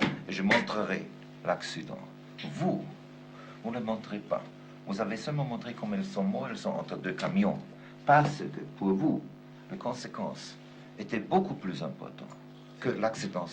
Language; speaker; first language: French; non-native, fluent; German